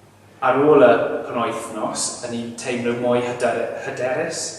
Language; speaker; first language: Welsh; non-native, learner; English